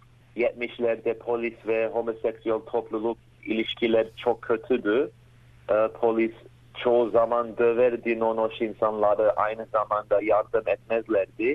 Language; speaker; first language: Turkish; early bilingual, heritage; Turkish